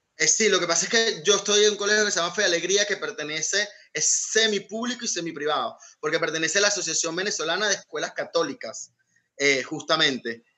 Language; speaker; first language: Spanish; native; Spanish